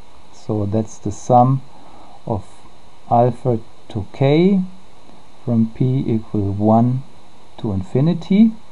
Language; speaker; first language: English; non-native, fluent; German